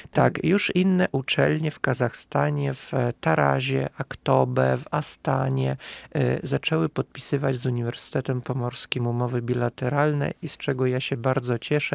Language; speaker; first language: Polish; non-native, fluent; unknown